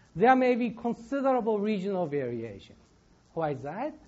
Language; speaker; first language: English; non-native, fluent; Japanese